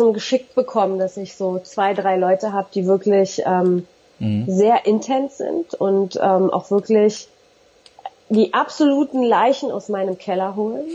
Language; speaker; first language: German; native; German